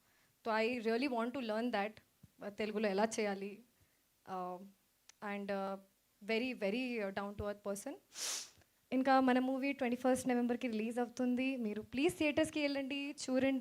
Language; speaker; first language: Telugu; non-native, fluent; Hindi